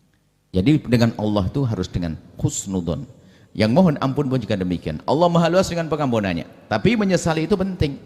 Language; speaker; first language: Indonesian; native; Indonesian